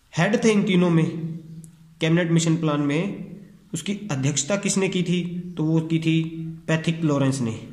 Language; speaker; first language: Hindi; non-native, local second language; Punjabi